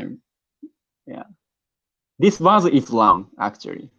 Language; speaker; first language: English; non-native, learner; Japanese